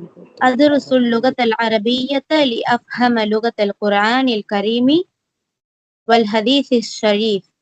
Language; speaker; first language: Arabic; non-native, learner; Tamil